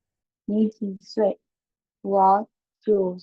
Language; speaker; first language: Chinese; non-native, learner; Burmese